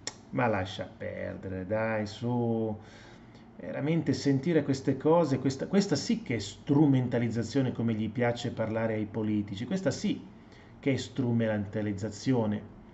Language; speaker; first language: Italian; native; Italian